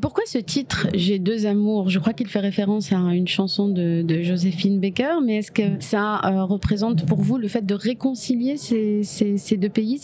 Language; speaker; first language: French; non-native, local second language; Arabic